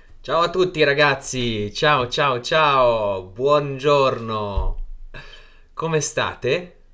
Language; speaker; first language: Italian; non-native, fluent; Chinese